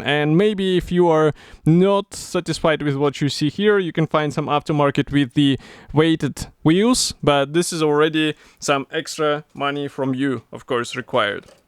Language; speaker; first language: English; non-native, fluent; Russian